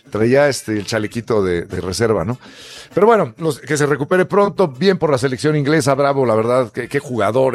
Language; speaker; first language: Spanish; native; Spanish